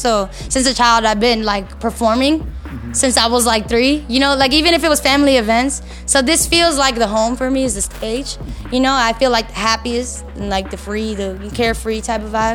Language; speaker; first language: English; early bilingual, other home language; Spanish